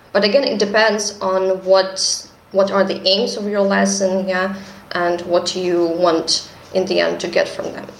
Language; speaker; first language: English; non-native, fluent; Russian